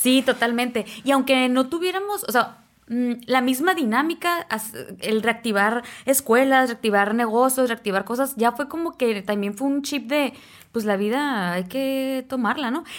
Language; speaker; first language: Spanish; native; Spanish